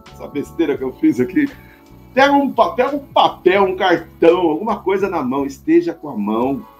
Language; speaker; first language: Portuguese; native; Portuguese